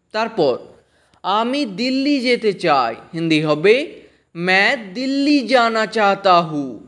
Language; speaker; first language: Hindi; non-native, fluent; Bangla